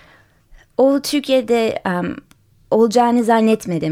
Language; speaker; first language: Turkish; early bilingual, heritage; English